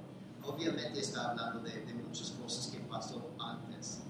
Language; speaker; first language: Spanish; non-native, fluent; English